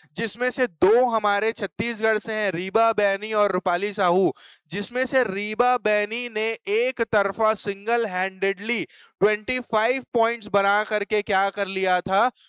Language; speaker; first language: Hindi; native; Hindi